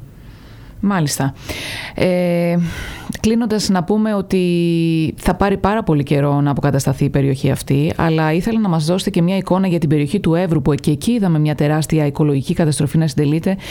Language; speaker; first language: Greek; native; Greek